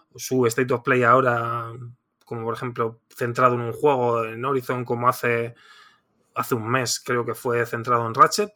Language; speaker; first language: Spanish; native; Spanish